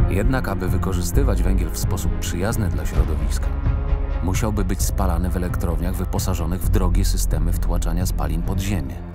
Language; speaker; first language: Polish; native; Polish